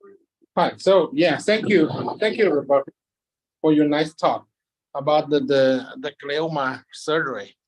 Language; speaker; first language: English; non-native, learner; Chinese